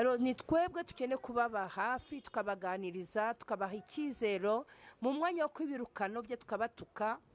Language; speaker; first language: Kinyarwanda; early bilingual, heritage; Kinyarwanda